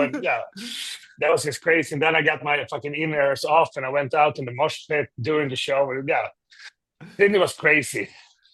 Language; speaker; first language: English; non-native, fluent; Swedish